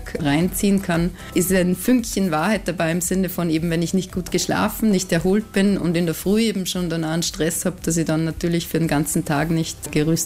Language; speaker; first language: German; native; German